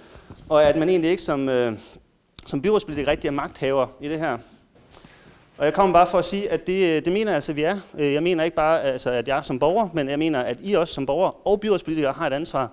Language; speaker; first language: Danish; native; Danish